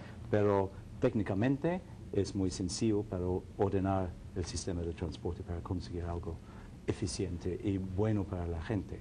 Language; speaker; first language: Spanish; non-native, fluent; English